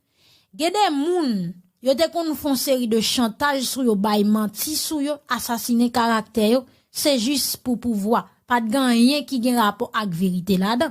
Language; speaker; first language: Haitian Creole; native; Haitian Creole